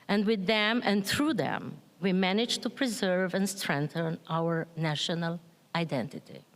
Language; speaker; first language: English; non-native, fluent; Slovenian